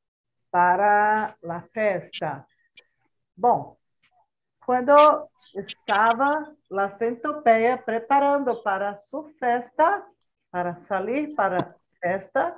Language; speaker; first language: Spanish; non-native, learner; Portuguese